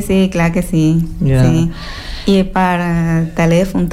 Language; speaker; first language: Catalan; non-native, local second language; Spanish